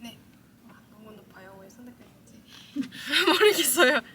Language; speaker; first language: Korean; non-native, learner; Cantonese